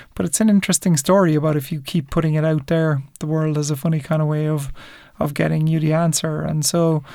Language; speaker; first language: English; native; English